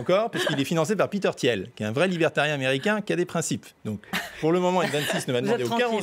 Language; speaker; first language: French; native; French